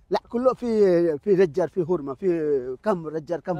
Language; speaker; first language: Arabic; non-native, learner; Bangla